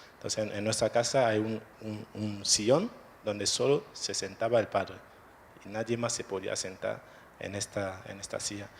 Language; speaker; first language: Spanish; non-native, fluent; French